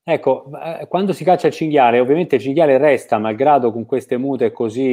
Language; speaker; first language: Italian; native; Italian